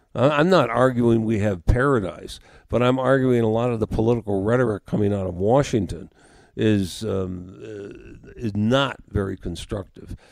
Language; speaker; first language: English; native; English